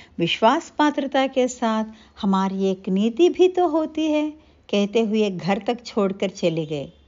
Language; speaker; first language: Hindi; non-native, local second language; Telugu